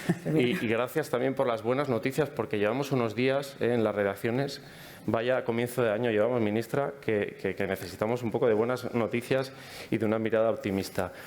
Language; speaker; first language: Spanish; native; Spanish